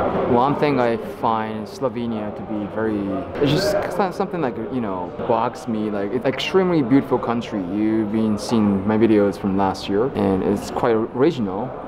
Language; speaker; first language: English; non-native, fluent; Japanese